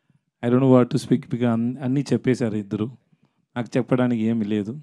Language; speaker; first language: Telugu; non-native, learner; Tamil